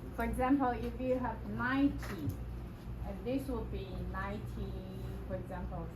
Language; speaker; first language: English; non-native, fluent; Chinese